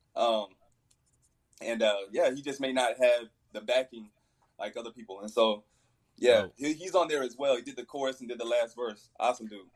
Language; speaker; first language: English; native; English